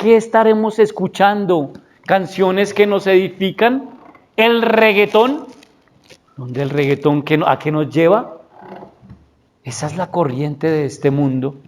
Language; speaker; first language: Spanish; native; Spanish